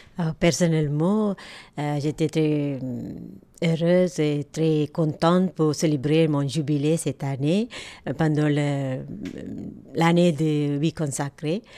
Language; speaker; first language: French; non-native, learner; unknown